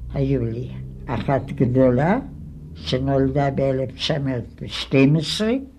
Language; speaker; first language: Hebrew; non-native, fluent; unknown